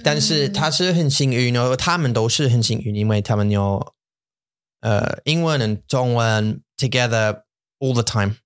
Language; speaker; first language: Chinese; non-native, learner; English